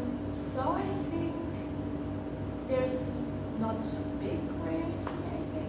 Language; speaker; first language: English; non-native, fluent; German